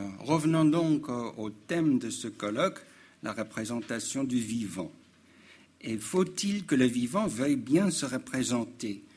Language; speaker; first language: French; non-native, fluent; English